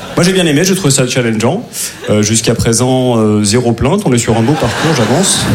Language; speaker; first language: French; native; French